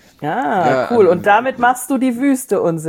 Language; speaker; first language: German; native; German